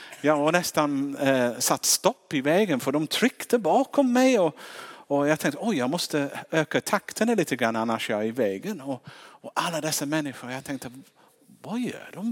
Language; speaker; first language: Swedish; non-native, fluent; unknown